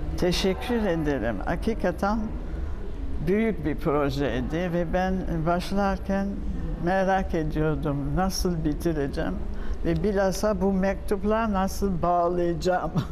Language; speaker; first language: Turkish; non-native, fluent; French